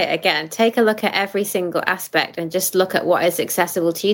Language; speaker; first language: English; native; English